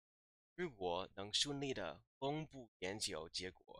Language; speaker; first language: Chinese; non-native, learner; English